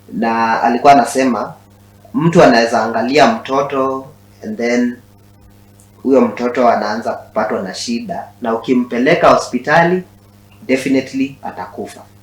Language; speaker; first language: Swahili; native; Swahili